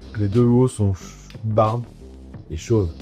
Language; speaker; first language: French; native; French